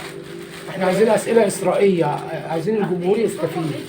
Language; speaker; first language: Arabic; native; Arabic